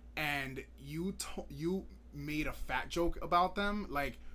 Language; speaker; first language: English; native; English